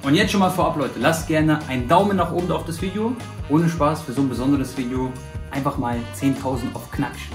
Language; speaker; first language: German; native; German